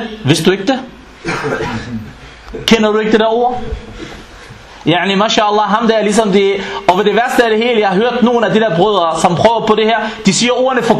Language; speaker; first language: Danish; non-native, fluent; Arabic